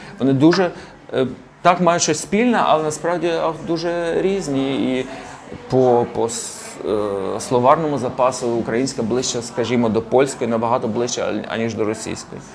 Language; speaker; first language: Ukrainian; native; Ukrainian